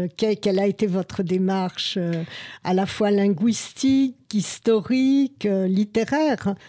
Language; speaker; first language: French; native; French